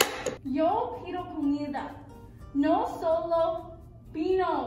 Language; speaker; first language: Spanish; non-native, learner; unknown